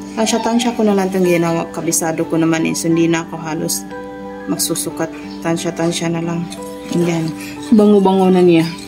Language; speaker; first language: Filipino; non-native, local second language; Cebuano